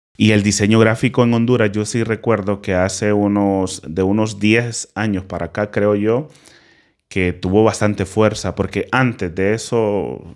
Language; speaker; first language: Spanish; native; Spanish